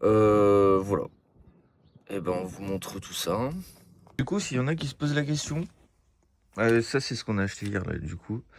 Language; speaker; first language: French; native; French